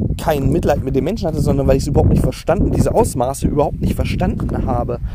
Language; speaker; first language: German; native; German